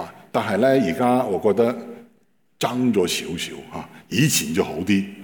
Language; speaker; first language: Cantonese; non-native, fluent; Chinese